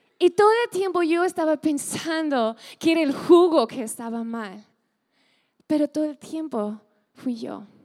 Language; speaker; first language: Spanish; non-native, fluent; English